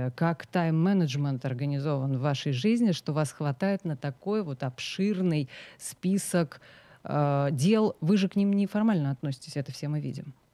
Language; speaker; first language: Russian; native; Russian